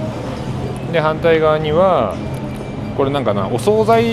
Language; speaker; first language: Japanese; native; Japanese